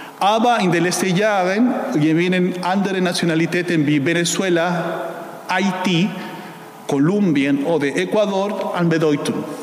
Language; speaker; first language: German; non-native, fluent; Spanish